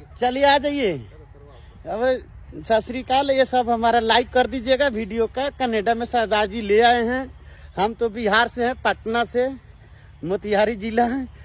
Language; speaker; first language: Hindi; native; Hindi